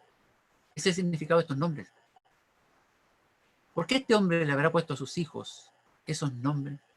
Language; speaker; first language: Spanish; native; Spanish